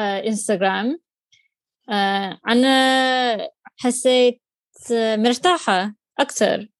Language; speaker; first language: Arabic; non-native, learner; English